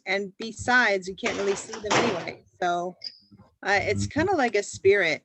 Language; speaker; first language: English; native; English